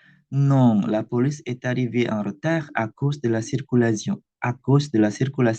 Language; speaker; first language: French; non-native, fluent; Indonesian